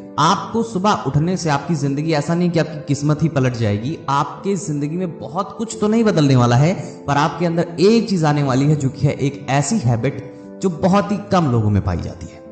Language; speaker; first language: Hindi; native; Hindi